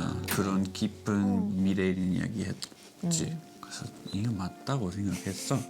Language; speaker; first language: Korean; non-native, learner; English